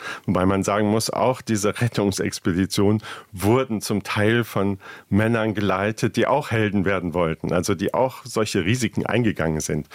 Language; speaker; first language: German; native; German